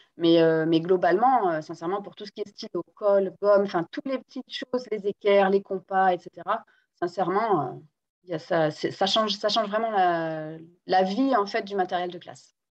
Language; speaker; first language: French; non-native, local second language; Guadeloupean Creole French